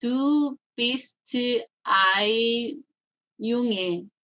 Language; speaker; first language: German; non-native, learner; Korean